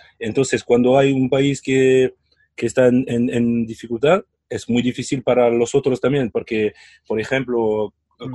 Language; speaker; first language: Spanish; non-native, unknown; French